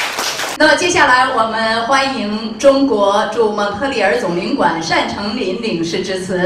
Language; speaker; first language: Chinese; native; Chinese